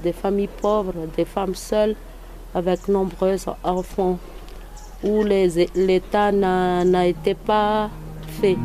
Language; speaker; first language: French; non-native, local second language; Malagasy